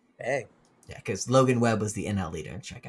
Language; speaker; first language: English; native; English